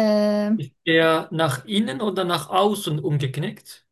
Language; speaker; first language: German; non-native, fluent; Turkish